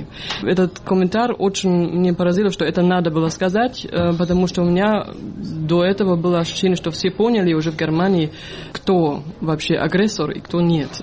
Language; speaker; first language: Russian; non-native, fluent; German